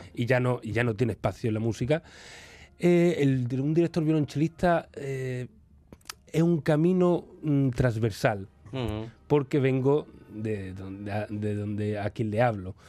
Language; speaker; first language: Spanish; native; Spanish